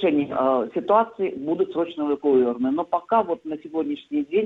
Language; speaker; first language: Russian; native; Russian